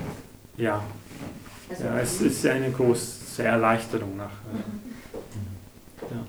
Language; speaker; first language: German; non-native, fluent; Hungarian